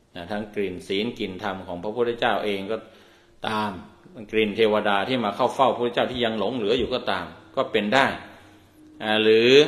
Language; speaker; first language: Thai; native; Thai